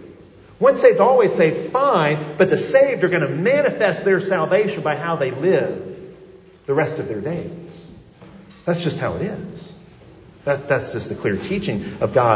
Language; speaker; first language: English; native; English